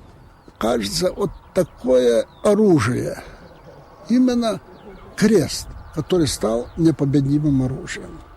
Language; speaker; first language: Russian; non-native, local second language; Lithuanian